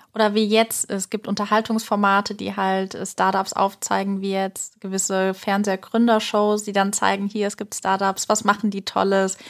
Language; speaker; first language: German; native; German